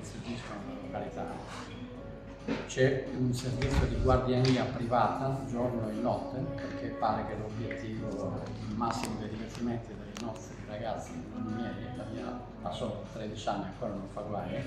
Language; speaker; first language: Italian; native; Italian